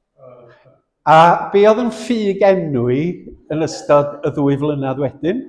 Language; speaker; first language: Welsh; native; Welsh